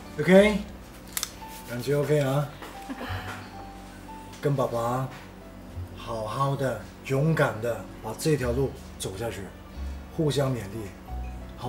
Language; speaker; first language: Chinese; native; Chinese